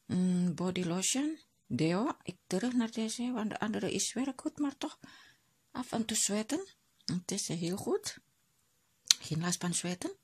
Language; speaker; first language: Dutch; non-native, learner; Indonesian